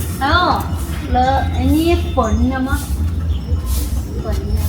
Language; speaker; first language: Thai; non-native, learner; Chinese